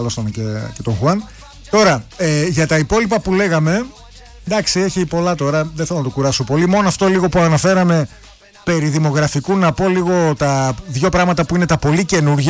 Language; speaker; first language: Greek; native; Greek